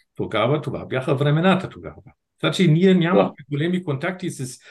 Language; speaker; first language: Bulgarian; non-native, fluent; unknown